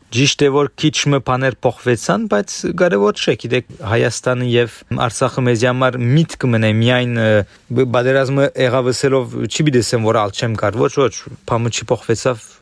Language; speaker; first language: Armenian; early bilingual, heritage; Armenian